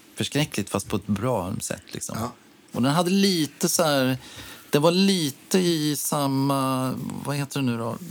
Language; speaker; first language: Swedish; native; Swedish